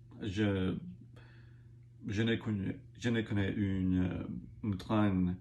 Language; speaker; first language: French; non-native, learner; English